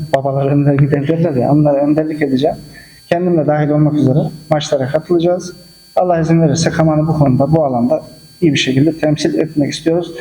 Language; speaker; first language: Turkish; early bilingual, heritage; Turkish